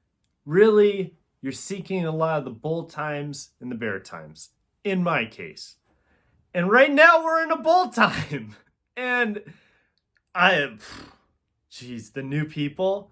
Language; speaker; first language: English; native; English